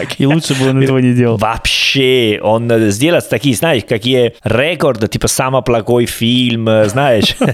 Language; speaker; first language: Russian; non-native, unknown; Italian